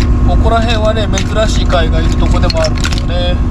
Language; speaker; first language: Japanese; native; Japanese